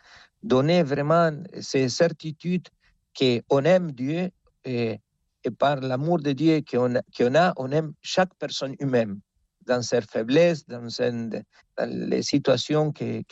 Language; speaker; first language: French; non-native, fluent; Spanish